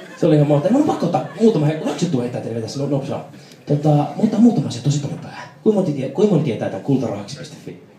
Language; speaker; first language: Finnish; early bilingual, other home language; Persian